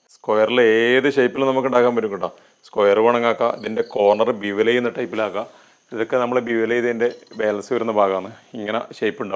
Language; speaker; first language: Malayalam; native; Malayalam